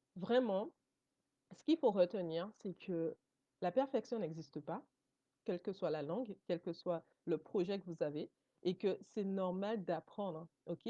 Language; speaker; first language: French; native; French